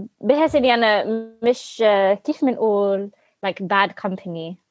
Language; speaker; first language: Arabic; non-native, learner; English